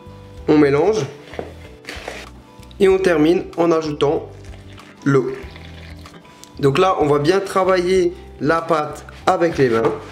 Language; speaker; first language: French; native; French